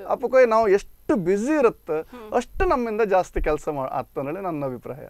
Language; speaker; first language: Kannada; non-native, local second language; Konkani